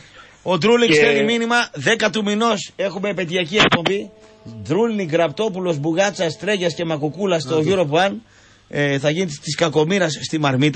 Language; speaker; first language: Greek; native; Greek